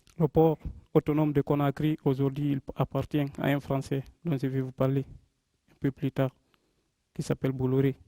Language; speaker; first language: French; non-native, local second language; Fula